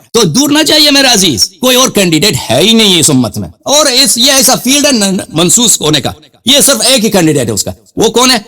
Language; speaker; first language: Urdu; non-native, fluent; Persian